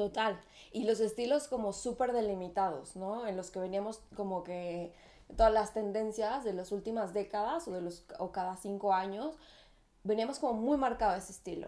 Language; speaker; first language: Spanish; native; Spanish